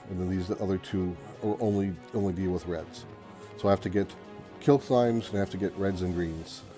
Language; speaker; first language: English; native; English